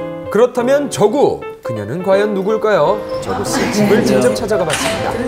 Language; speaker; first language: Korean; native; Korean